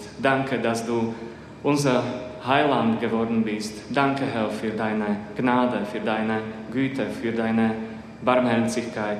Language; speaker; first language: German; non-native, fluent; Slovak